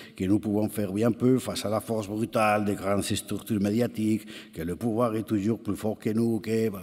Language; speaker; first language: French; non-native, fluent; Spanish